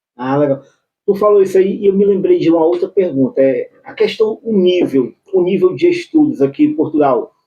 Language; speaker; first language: Portuguese; native; Portuguese